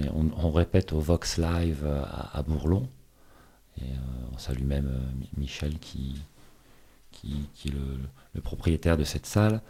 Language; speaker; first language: French; native; French